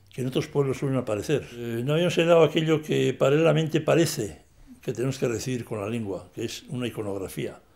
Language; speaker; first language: Spanish; non-native, local second language; Basque